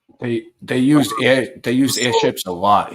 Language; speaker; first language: English; native; English